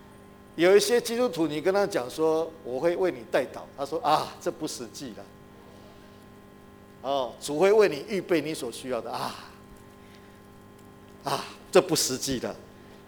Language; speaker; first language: Chinese; native; Chinese